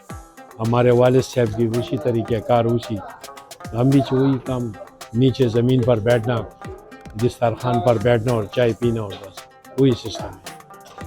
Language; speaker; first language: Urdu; non-native, local second language; Pashto